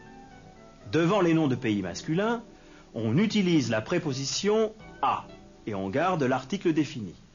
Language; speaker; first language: French; native; French